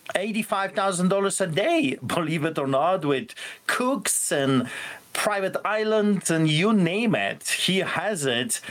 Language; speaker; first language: English; non-native, fluent; Polish